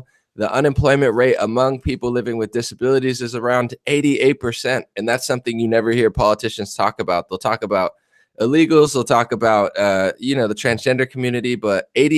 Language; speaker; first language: English; native; English